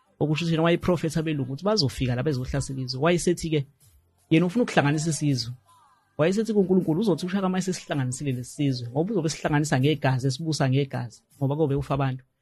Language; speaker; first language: Zulu; native; Zulu